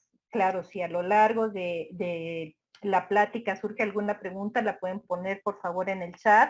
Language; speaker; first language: Spanish; native; Spanish